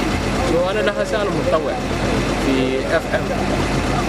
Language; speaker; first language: Arabic; non-native, local second language; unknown